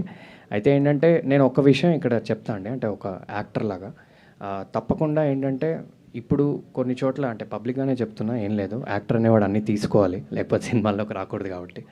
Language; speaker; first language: Telugu; native; Telugu